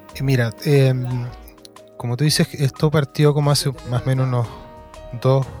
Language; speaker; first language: Spanish; native; Spanish